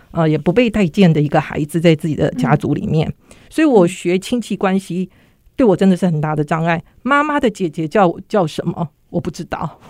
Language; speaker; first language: Chinese; native; Chinese